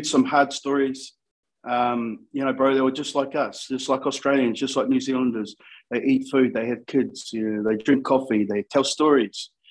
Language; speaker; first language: English; native; English